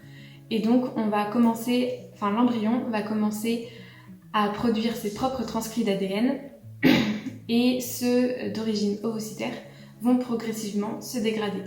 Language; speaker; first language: French; native; French